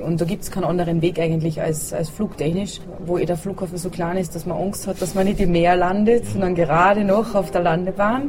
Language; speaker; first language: German; native; German